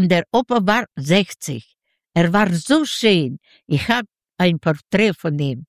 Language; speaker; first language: German; non-native, learner; Yiddish